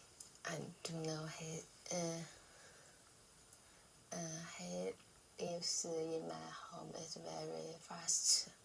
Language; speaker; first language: English; non-native, learner; Chinese